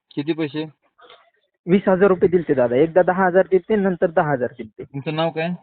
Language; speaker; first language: Marathi; native; Marathi